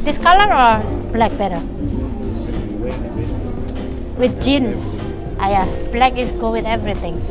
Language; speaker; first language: English; non-native, learner; Indonesian